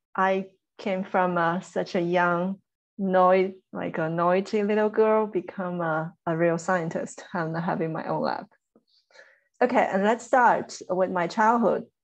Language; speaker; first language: English; non-native, fluent; Chinese